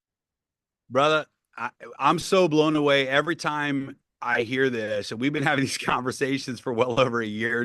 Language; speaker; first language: English; native; English